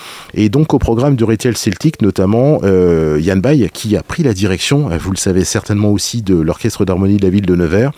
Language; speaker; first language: French; native; French